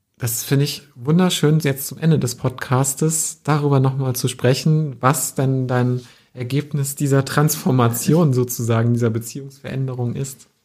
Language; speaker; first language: German; native; German